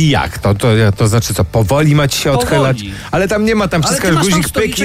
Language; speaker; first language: Polish; native; Polish